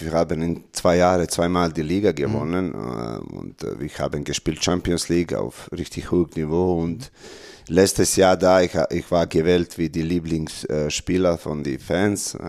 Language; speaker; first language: German; non-native, learner; Serbian